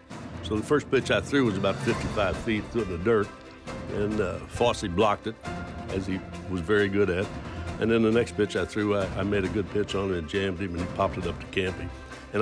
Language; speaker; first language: English; native; English